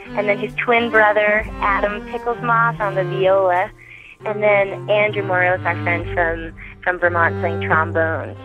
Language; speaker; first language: English; native; English